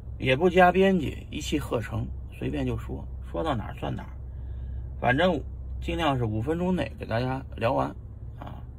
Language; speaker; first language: Chinese; native; Chinese